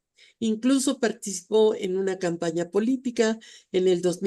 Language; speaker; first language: Spanish; native; Spanish